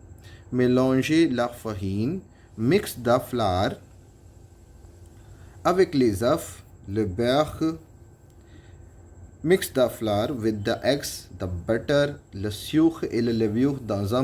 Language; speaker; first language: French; non-native, fluent; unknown